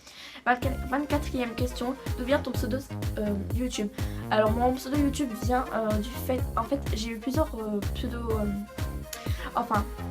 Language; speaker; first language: French; native; French